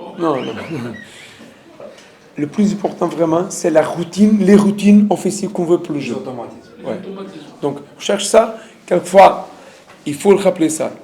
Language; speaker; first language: French; non-native, learner; Portuguese